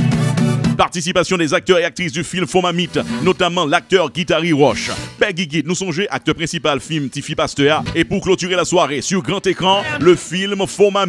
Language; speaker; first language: French; non-native, local second language; Haitian Creole